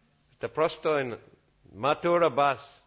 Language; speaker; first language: Russian; non-native, learner; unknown